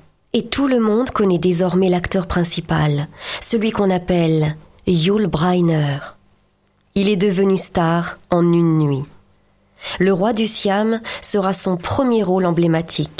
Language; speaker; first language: French; native; French